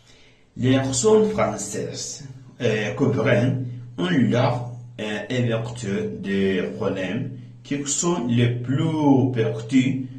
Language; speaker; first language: French; non-native, learner; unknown